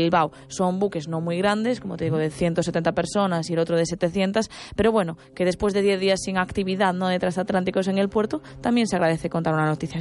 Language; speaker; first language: Spanish; native; Spanish